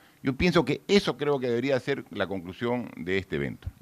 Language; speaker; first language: Spanish; native; Spanish